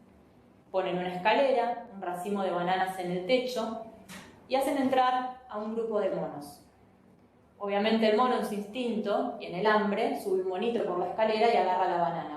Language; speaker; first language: Spanish; native; Spanish